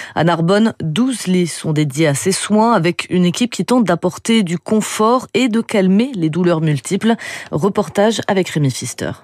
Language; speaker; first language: French; native; French